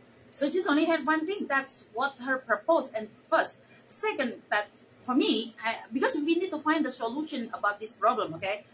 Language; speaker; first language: English; non-native, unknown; Javanese